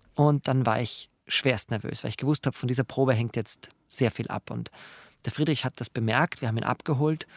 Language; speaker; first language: German; native; German